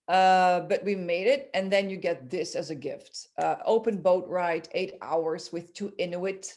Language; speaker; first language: English; non-native, fluent; Dutch